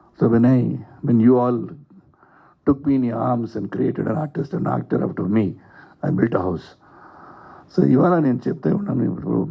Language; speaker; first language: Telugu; non-native, learner; Tamil